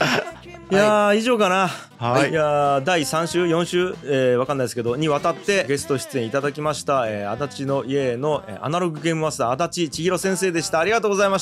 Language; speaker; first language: Japanese; native; Japanese